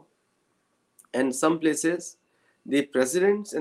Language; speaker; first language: English; non-native, local second language; Marathi